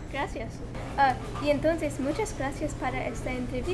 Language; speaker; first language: Spanish; non-native, learner; English